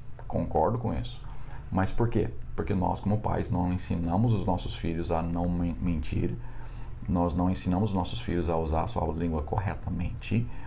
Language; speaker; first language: Portuguese; non-native, fluent; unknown